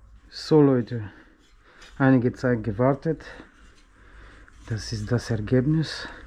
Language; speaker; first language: German; non-native, learner; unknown